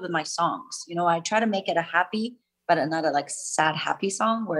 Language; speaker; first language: English; non-native, fluent; German